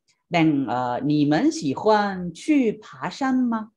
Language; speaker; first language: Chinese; non-native, fluent; Sinhala